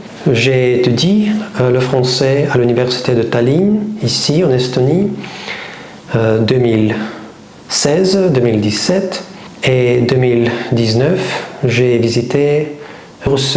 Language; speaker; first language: French; non-native, learner; Russian